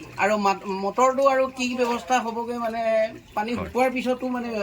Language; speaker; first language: Assamese; native; Assamese